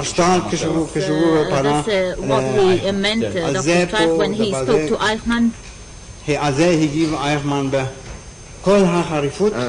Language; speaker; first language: Hebrew; non-native, fluent; German